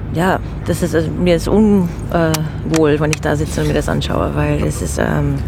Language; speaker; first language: German; non-native, fluent; English